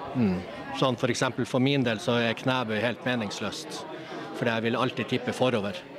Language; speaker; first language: Norwegian; native; Norwegian